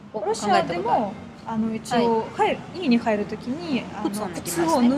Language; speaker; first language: Japanese; non-native, fluent; Russian